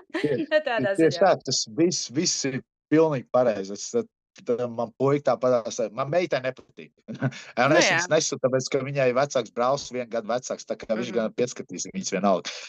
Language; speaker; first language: Latvian; early bilingual, heritage; Latvian